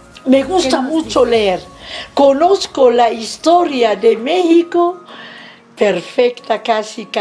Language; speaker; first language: Spanish; non-native, fluent; Arabic